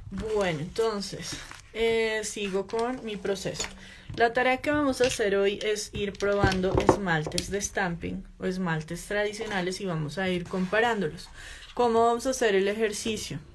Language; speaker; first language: Spanish; native; Spanish